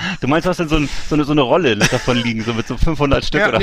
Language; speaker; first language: German; native; German